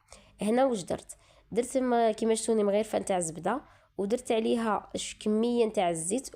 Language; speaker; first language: Arabic; native; Arabic